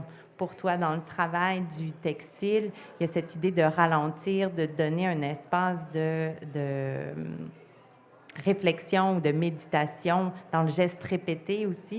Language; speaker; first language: French; native; French